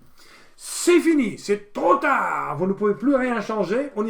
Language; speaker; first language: French; non-native, fluent; English